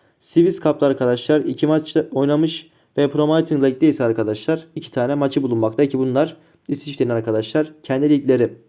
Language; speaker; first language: Turkish; native; Turkish